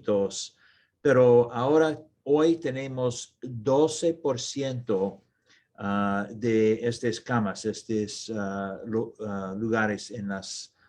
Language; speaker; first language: Spanish; non-native, learner; English